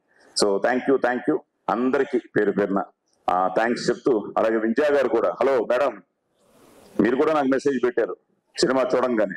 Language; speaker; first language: Telugu; native; Telugu